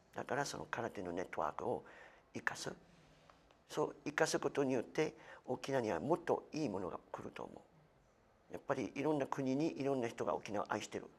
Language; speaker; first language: Japanese; non-native, fluent; French